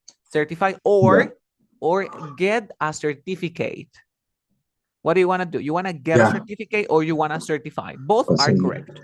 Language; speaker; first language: English; non-native, fluent; Spanish